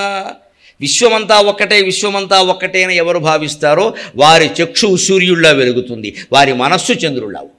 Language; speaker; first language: Telugu; native; Telugu